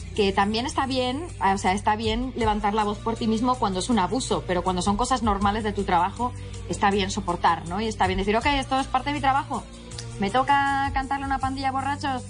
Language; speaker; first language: Spanish; native; Spanish